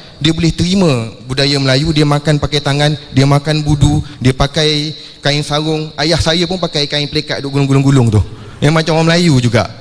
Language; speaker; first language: Malay; non-native, local second language; Chinese